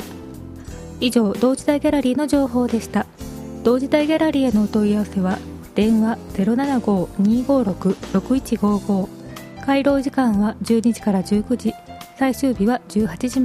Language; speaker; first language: Japanese; native; Japanese